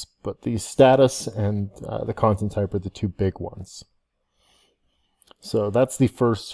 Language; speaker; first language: English; native; English